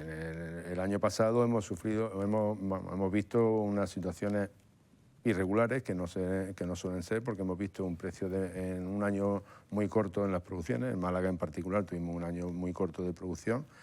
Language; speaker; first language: Spanish; native; Spanish